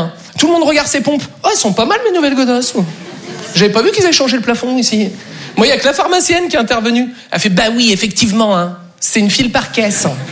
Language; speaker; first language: French; native; French